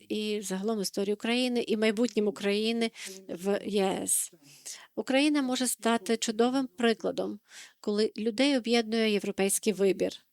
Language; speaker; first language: Ukrainian; non-native, fluent; Dutch